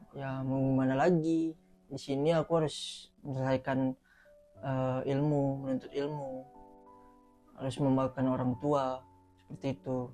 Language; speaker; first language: Indonesian; native; Indonesian